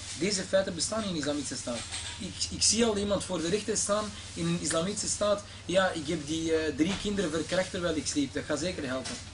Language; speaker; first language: Dutch; early bilingual, other home language; Arabic